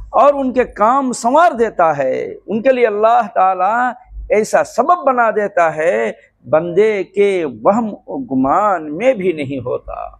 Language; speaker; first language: Urdu; non-native, fluent; Bangla